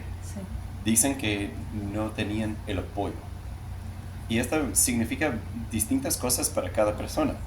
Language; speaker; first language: Spanish; non-native, learner; English